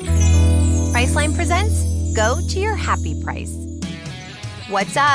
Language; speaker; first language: English; native; English